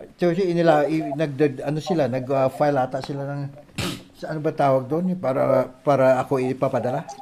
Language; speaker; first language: Filipino; non-native, local second language; Cebuano